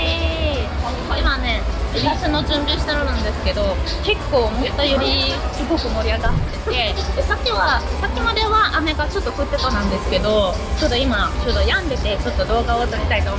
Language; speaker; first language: Japanese; non-native, fluent; Italian